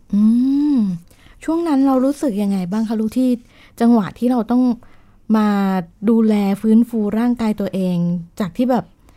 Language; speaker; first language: Thai; native; Thai